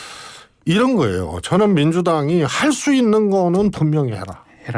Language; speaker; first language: Korean; native; Korean